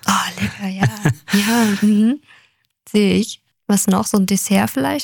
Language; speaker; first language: German; native; German